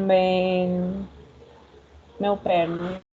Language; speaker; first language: Portuguese; non-native, learner; Spanish